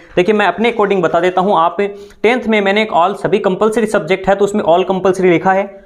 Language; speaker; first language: Hindi; native; Hindi